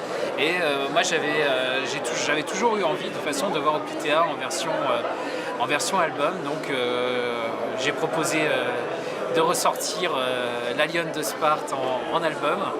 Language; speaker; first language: French; native; French